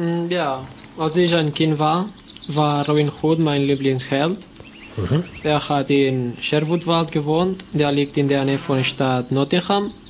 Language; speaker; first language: German; non-native, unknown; Catalan